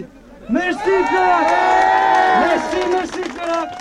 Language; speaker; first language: French; non-native, learner; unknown